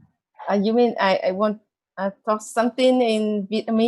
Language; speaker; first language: English; non-native, learner; Vietnamese